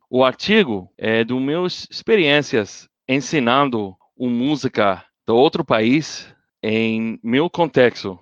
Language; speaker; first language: Portuguese; non-native, learner; English